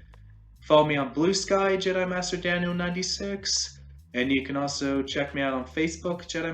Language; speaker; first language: English; native; English